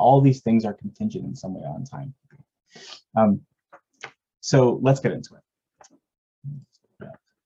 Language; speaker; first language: English; native; English